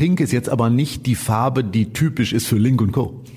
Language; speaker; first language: German; native; German